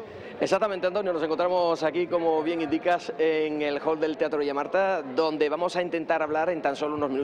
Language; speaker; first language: Spanish; native; Spanish